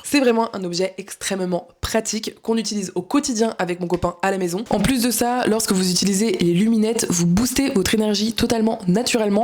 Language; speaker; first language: French; native; French